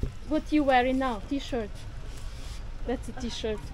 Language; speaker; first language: English; non-native, fluent; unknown